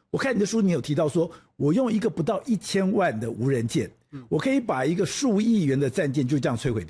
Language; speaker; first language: Chinese; native; Chinese